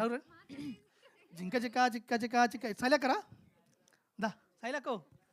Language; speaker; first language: Telugu; native; Telugu